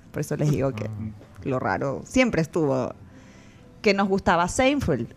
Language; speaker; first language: Spanish; native; Spanish